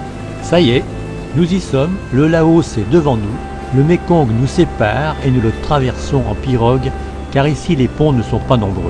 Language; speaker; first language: French; native; French